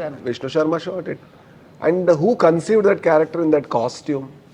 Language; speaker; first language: English; non-native, local second language; Kannada